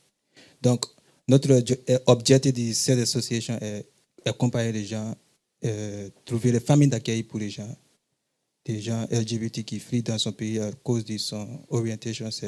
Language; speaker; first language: French; non-native, learner; English